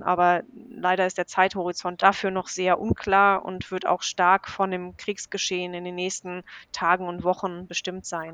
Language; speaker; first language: German; native; German